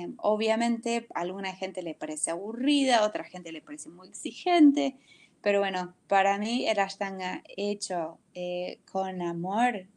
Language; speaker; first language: Spanish; non-native, fluent; English